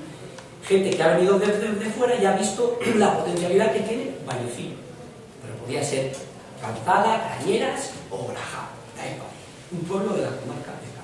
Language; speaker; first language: Spanish; native; Spanish